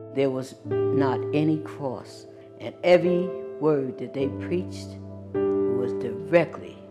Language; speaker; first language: English; native; English